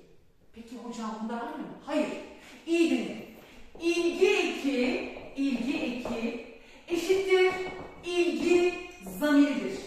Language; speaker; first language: Turkish; native; Turkish